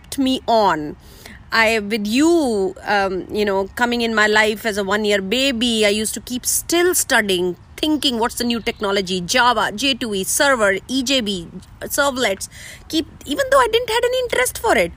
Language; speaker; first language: English; non-native, local second language; Hindi